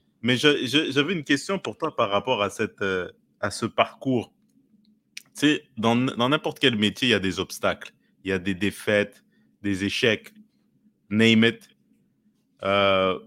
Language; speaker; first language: French; native; French